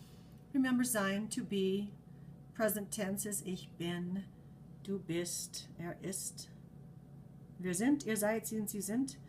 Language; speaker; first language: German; non-native, fluent; English